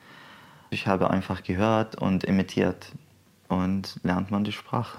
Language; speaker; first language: German; non-native, fluent; Arabic